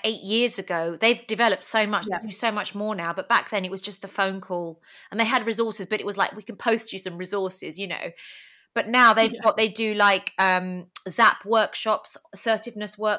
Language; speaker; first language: English; early bilingual, other home language; Greek